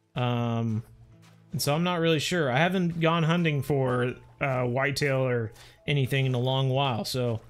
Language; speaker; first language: English; native; English